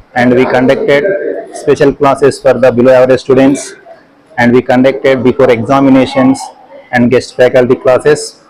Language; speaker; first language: English; non-native, local second language; Telugu